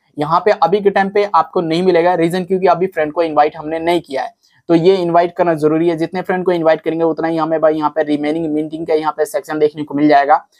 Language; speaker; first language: Hindi; native; Hindi